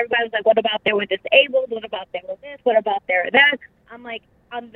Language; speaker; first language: English; native; English